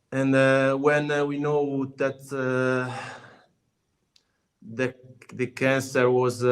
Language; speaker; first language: English; non-native, learner; Italian